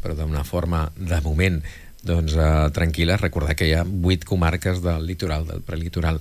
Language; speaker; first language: Catalan; native; Catalan